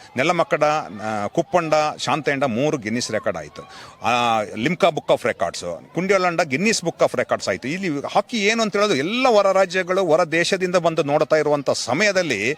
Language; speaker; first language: Kannada; non-native, local second language; Kodava